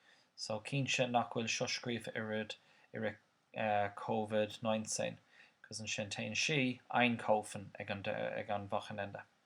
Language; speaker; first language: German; non-native, fluent; Irish